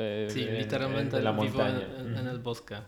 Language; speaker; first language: Spanish; non-native, learner; Polish